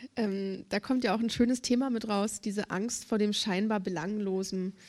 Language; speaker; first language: German; native; German